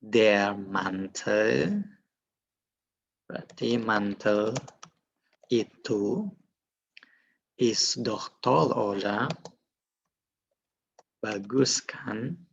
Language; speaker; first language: German; non-native, fluent; Indonesian